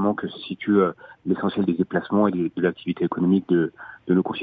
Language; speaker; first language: French; native; French